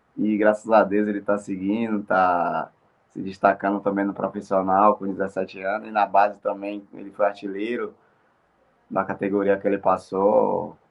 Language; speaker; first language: Portuguese; native; Portuguese